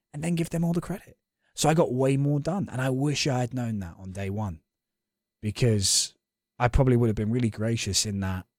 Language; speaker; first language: English; native; English